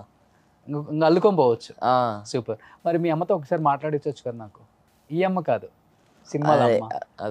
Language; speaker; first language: Telugu; native; Telugu